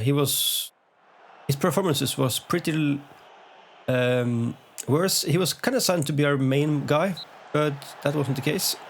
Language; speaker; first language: English; non-native, fluent; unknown